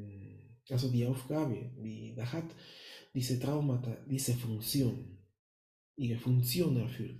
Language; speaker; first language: German; non-native, fluent; Spanish